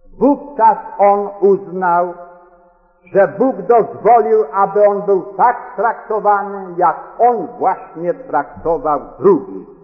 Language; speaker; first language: Polish; early bilingual, heritage; Polish